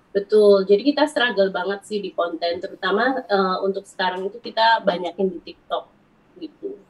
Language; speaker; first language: Indonesian; native; Indonesian